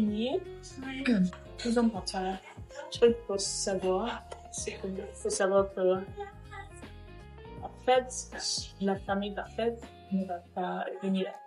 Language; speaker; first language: French; non-native, fluent; German